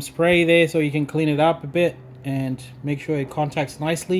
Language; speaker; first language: English; native; English